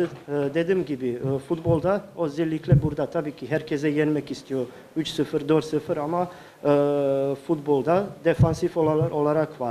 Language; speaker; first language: Turkish; non-native, fluent; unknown